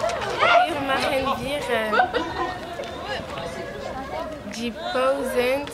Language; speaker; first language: German; non-native, learner; French